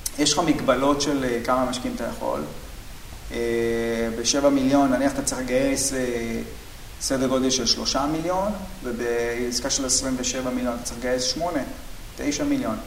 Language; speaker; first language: Hebrew; native; Hebrew